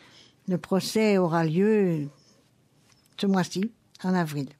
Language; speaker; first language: French; native; French